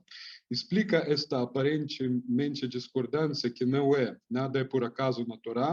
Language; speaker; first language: Portuguese; non-native, fluent; Hebrew